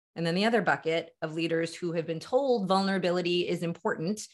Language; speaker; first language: English; native; English